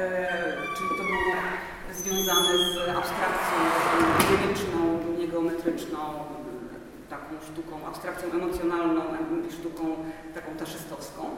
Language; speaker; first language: Polish; native; Polish